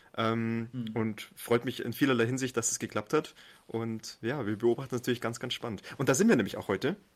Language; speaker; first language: German; native; German